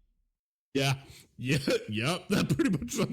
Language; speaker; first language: English; native; English